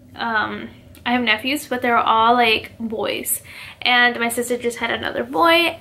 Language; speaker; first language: English; early bilingual, other home language; Spanish